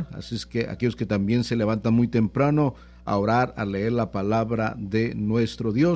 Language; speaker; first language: Spanish; native; Spanish